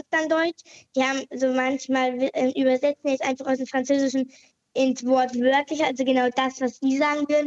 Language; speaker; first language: German; native; German